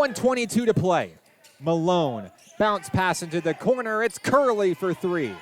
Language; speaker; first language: English; native; English